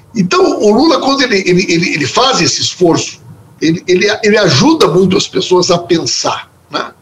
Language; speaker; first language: Portuguese; native; Portuguese